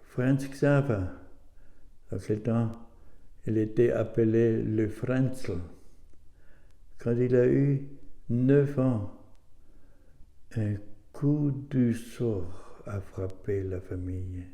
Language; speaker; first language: French; non-native, learner; German